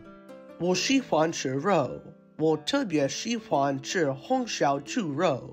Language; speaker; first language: Chinese; non-native, learner; English